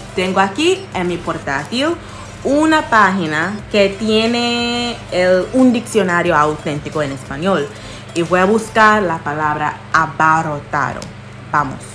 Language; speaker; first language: Spanish; non-native, fluent; English